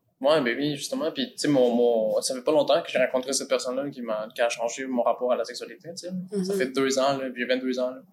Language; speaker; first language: French; early bilingual, other home language; Spanish